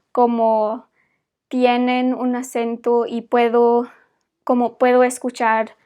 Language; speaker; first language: Spanish; non-native, fluent; English